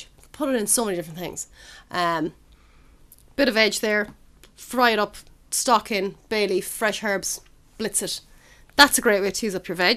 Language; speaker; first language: English; native; English